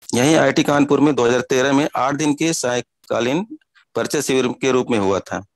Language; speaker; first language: Hindi; native; Hindi